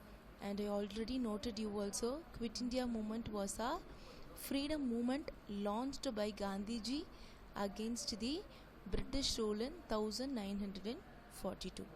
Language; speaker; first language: English; non-native, local second language; Tamil